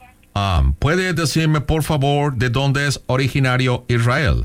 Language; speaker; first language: Spanish; non-native, local second language; English